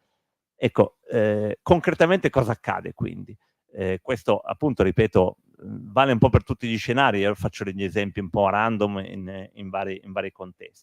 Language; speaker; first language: Italian; native; Italian